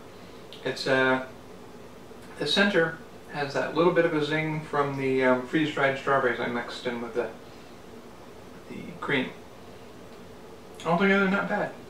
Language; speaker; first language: English; native; English